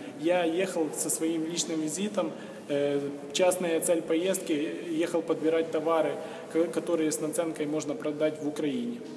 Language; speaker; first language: Russian; non-native, local second language; Ukrainian